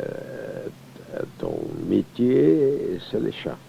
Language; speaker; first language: French; non-native, fluent; Portuguese